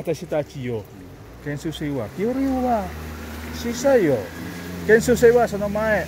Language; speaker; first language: Japanese; non-native, learner; Indonesian